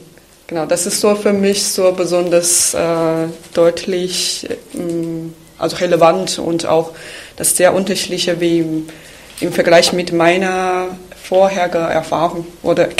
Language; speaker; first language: German; non-native, fluent; Chinese